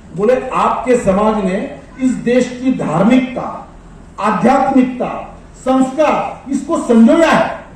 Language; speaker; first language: Hindi; non-native, local second language; Marwari